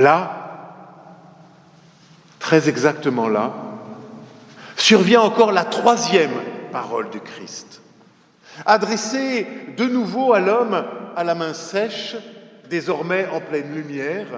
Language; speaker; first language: French; native; French